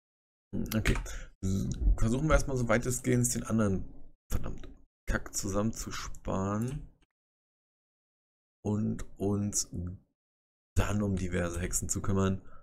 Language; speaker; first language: German; native; German